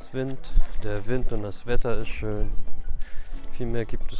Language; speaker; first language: German; native; German